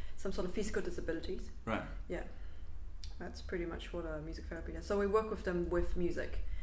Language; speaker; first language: English; non-native, local second language; Cantonese